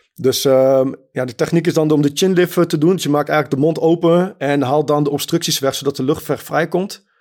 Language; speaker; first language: Dutch; early bilingual, other home language; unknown